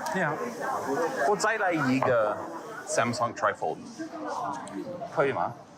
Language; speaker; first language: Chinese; non-native, learner; English